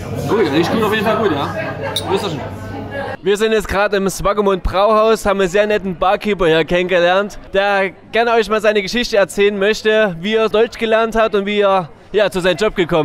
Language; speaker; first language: German; native; German